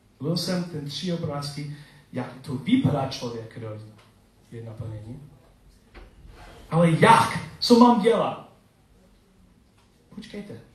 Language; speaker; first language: Czech; non-native, learner; English